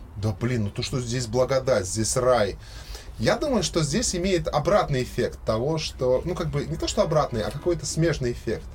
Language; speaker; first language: Russian; native; Russian